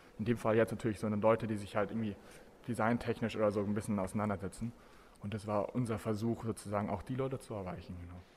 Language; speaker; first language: German; native; German